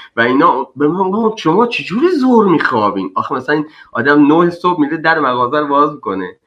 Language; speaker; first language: Persian; native; Persian